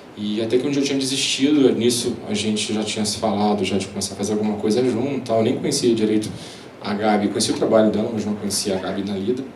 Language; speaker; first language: Portuguese; native; Portuguese